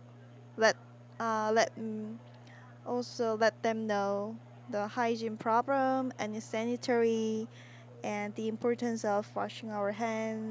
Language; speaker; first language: English; non-native, learner; Korean